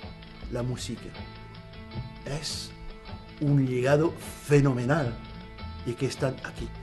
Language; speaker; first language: Spanish; non-native, fluent; Arabic